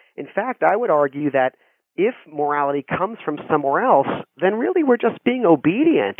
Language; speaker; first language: English; native; English